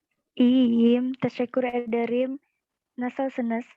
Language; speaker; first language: Turkish; non-native, learner; Indonesian